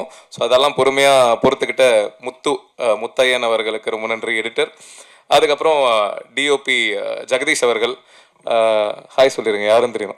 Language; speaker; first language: Tamil; native; Tamil